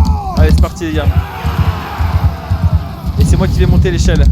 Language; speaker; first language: French; native; French